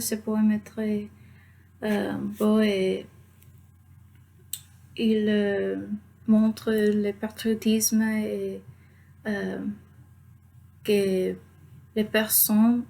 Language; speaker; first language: French; non-native, fluent; Spanish